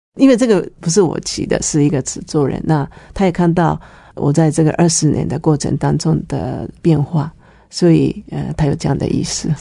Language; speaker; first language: Chinese; non-native, fluent; Japanese